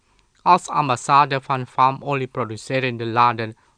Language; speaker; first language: Dutch; non-native, fluent; Indonesian